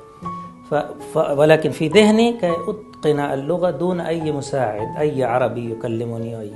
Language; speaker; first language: Arabic; non-native, fluent; Hindi